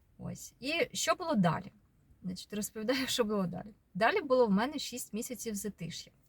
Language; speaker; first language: Ukrainian; non-native, local second language; Russian